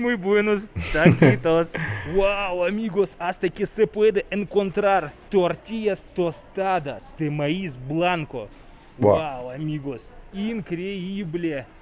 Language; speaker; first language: Spanish; non-native, learner; Russian